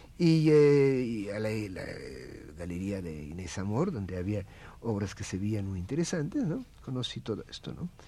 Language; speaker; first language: Spanish; non-native, fluent; Russian